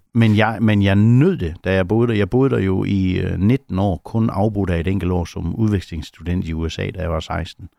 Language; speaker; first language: Danish; native; Danish